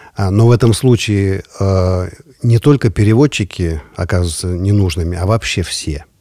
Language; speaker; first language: Russian; native; Russian